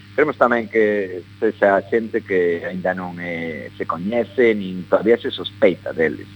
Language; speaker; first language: Galician; non-native, local second language; Spanish